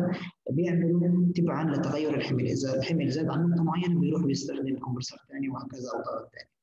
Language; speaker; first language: Arabic; native; Arabic